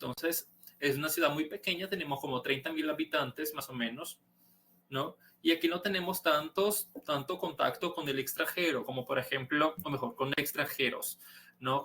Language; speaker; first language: Spanish; non-native, fluent; Portuguese